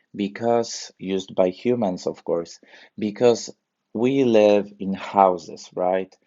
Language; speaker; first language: English; non-native, fluent; Polish